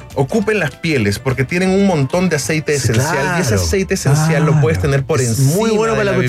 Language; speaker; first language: Spanish; native; Spanish